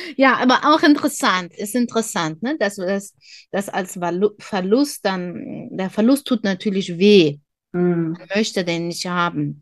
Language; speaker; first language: German; non-native, fluent; Russian